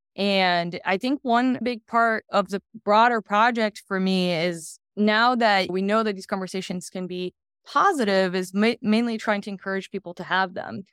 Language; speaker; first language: English; non-native, fluent; Portuguese